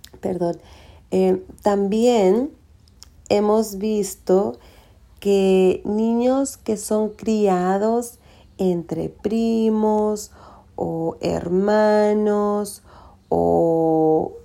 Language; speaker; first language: Spanish; early bilingual, heritage; Spanish